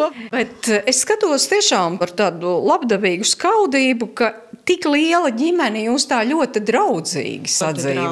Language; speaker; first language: Latvian; native; Latvian